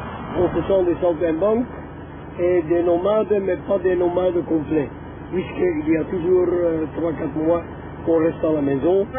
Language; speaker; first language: French; non-native, fluent; Dutch